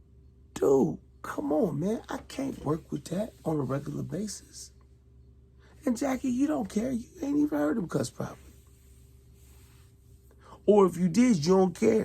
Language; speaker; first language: English; native; English